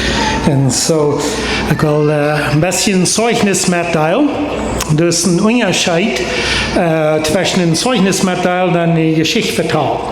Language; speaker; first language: German; non-native, learner; Plautdietsch